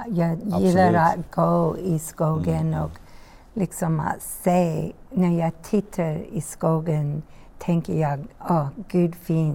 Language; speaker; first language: Swedish; non-native, learner; English